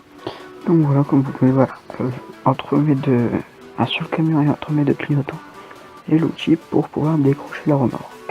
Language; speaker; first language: French; native; French